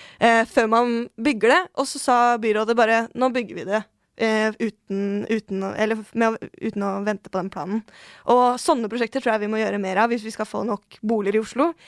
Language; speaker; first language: Norwegian; native; Norwegian